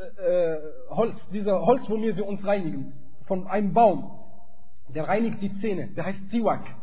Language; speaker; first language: German; non-native, fluent; Arabic